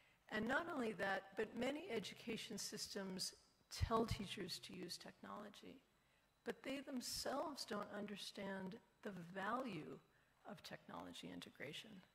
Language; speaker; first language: English; native; English